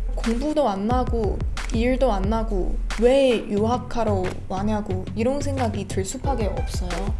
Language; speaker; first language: Korean; non-native, learner; Chinese